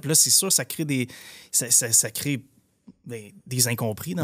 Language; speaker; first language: French; native; French